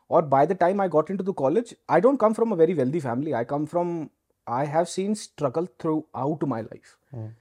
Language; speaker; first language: Hindi; native; Hindi